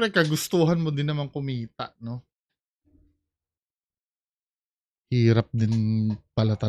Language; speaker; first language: Filipino; native; Filipino